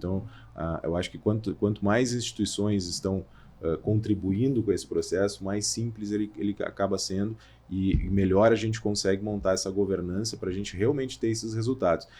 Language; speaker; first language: Portuguese; native; Portuguese